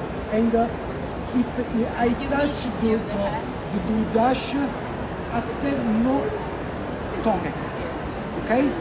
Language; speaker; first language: English; non-native, learner; Italian